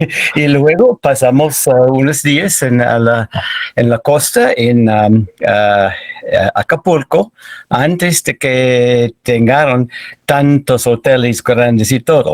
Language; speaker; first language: Spanish; non-native, fluent; English